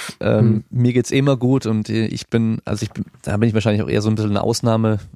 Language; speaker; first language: German; native; German